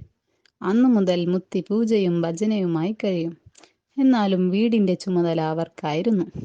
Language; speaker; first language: Malayalam; native; Malayalam